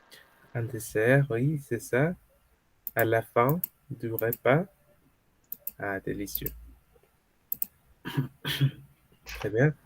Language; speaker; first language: French; non-native, fluent; Spanish